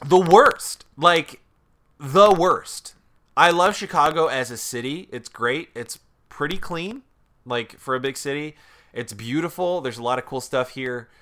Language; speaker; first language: English; native; English